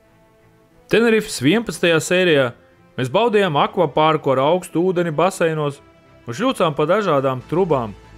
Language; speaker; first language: Latvian; native; Latvian